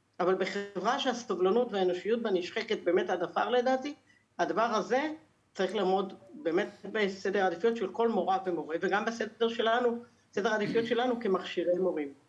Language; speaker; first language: Hebrew; native; Hebrew